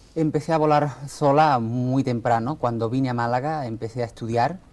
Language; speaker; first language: Spanish; early bilingual, other home language; Arabic